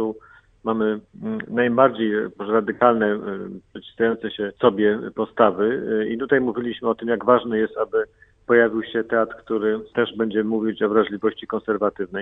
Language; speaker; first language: Polish; native; Polish